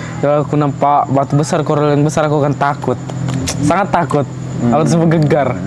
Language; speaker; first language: Malay; early bilingual, other home language; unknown